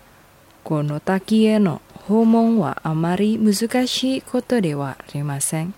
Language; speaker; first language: Japanese; non-native, fluent; Indonesian